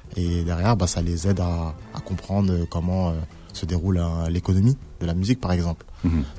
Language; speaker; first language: French; native; French